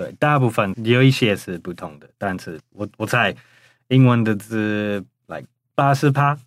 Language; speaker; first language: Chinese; non-native, fluent; English